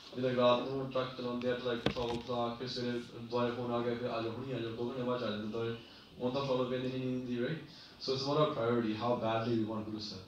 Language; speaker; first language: Punjabi; early bilingual, heritage; Punjabi